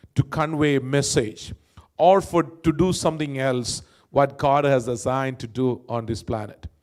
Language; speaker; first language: English; non-native, local second language; Malayalam